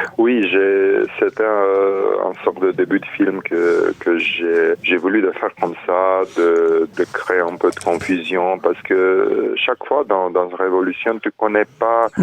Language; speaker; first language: French; non-native, fluent; Romanian